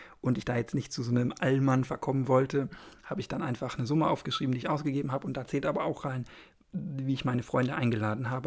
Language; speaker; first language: German; native; German